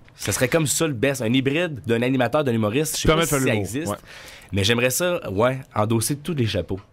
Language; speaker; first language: French; native; French